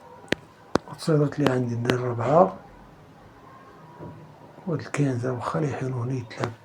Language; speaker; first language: Arabic; native; Arabic